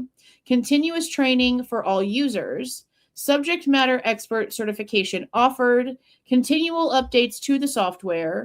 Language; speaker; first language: English; native; English